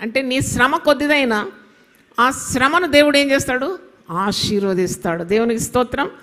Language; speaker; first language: Telugu; non-native, local second language; Malayalam